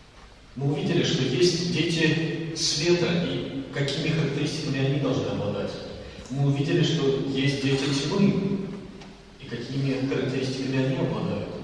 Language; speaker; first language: Russian; native; Russian